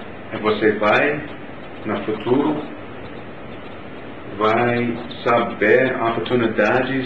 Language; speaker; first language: Portuguese; non-native, learner; English